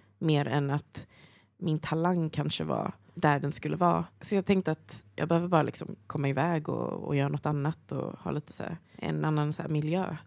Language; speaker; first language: Swedish; early bilingual, other home language; Chinese